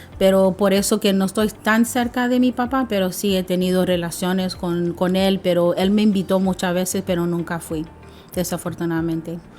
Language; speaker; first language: Spanish; non-native, fluent; English